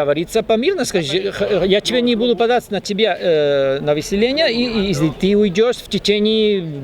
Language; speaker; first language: Russian; non-native, fluent; Spanish